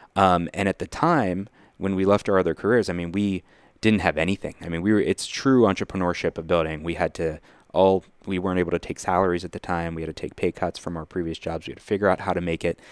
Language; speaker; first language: English; native; English